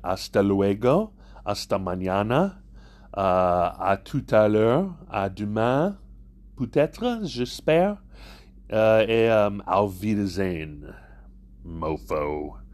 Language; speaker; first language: French; non-native, learner; English